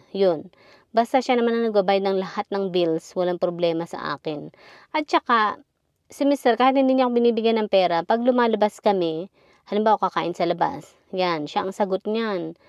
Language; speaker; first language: Filipino; native; Filipino